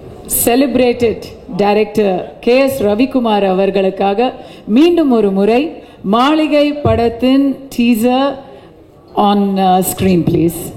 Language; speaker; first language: Tamil; native; Tamil